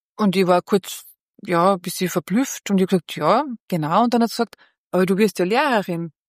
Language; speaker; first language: German; early bilingual, other home language; Bosnian